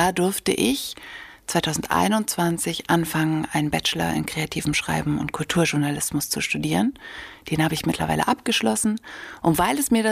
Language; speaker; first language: German; native; German